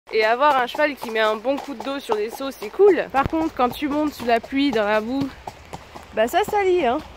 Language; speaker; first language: French; native; French